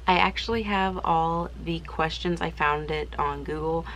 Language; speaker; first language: English; native; English